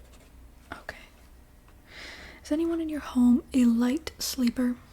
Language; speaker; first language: English; native; English